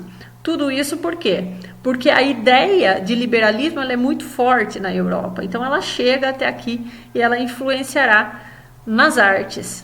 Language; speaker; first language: Portuguese; native; Portuguese